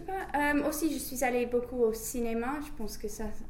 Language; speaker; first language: French; non-native, fluent; English